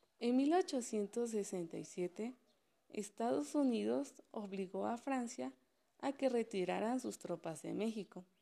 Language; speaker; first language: Spanish; native; Spanish